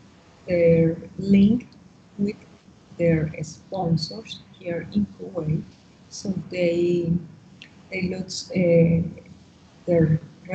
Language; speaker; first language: English; non-native, learner; Spanish